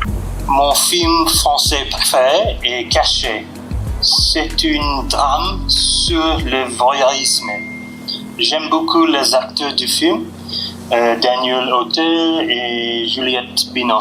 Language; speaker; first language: French; non-native, learner; English